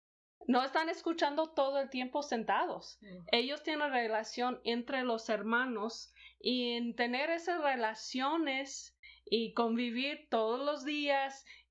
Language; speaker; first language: Spanish; non-native, fluent; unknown